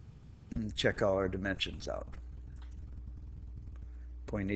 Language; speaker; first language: English; native; English